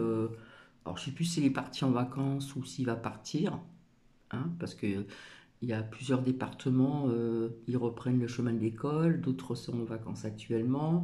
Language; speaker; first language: French; native; French